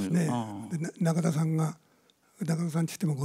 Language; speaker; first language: Japanese; native; Japanese